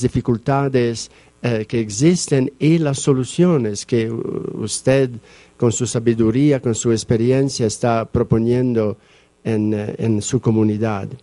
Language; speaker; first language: Spanish; non-native, fluent; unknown